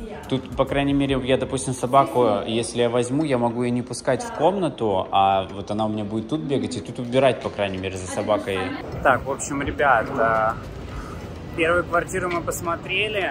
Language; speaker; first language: Russian; native; Russian